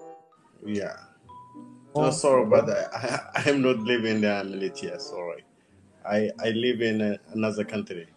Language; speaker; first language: English; non-native, learner; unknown